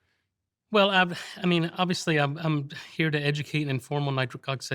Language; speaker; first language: English; native; English